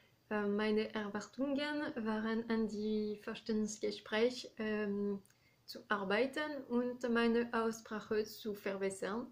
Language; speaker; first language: German; non-native, learner; French